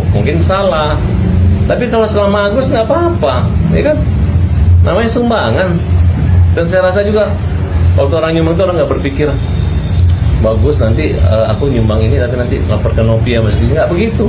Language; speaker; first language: Indonesian; native; Indonesian